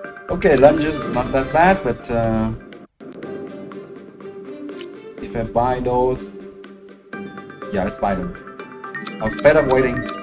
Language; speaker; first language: English; non-native, fluent; French